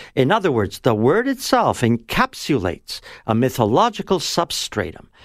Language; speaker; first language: English; native; English